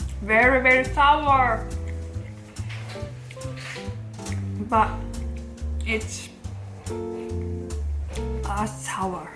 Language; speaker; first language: English; non-native, learner; Japanese